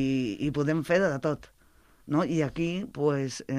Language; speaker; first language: Catalan; non-native, local second language; Spanish